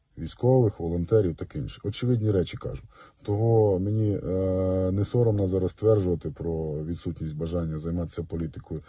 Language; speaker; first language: Ukrainian; non-native, local second language; Russian